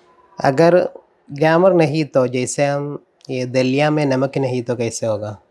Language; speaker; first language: Hindi; non-native, local second language; Malayalam